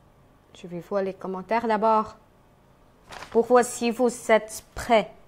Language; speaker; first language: French; non-native, fluent; Thai